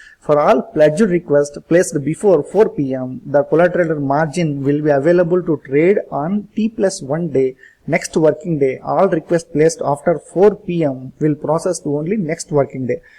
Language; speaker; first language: English; non-native, local second language; Telugu